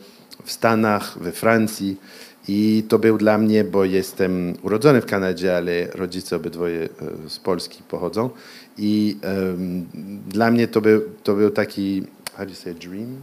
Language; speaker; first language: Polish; early bilingual, heritage; Polish